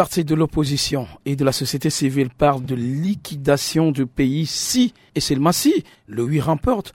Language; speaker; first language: French; non-native, local second language; Sango